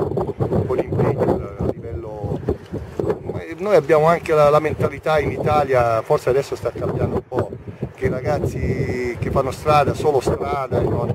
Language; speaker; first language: Italian; native; Italian